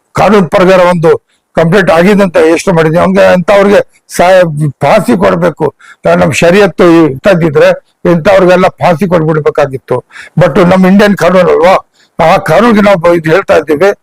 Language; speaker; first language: Kannada; non-native, local second language; Urdu